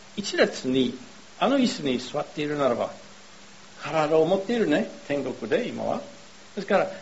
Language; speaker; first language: Japanese; non-native, fluent; English